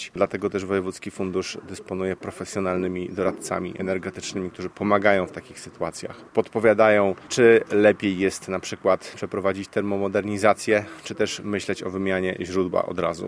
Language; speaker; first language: Polish; native; Polish